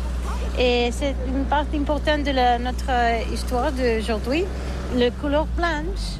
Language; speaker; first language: French; non-native, learner; Catalan